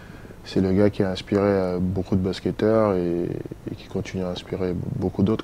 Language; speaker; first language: French; native; French